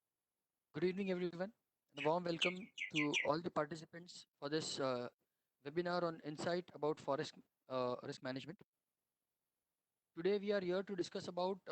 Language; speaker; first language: English; non-native, local second language; Hindi